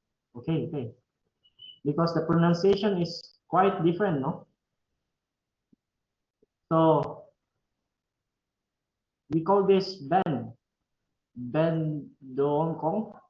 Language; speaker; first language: English; non-native, fluent; Filipino